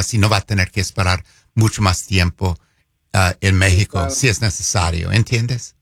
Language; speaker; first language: Spanish; non-native, fluent; English